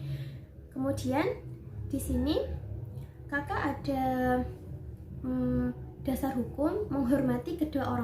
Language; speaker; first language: Indonesian; native; Indonesian